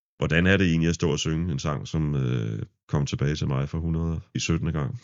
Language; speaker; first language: Danish; native; Danish